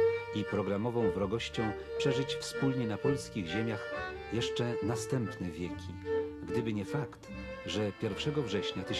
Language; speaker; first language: Polish; native; Polish